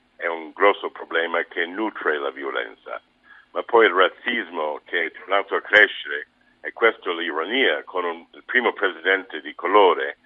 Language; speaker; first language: Italian; non-native, fluent; English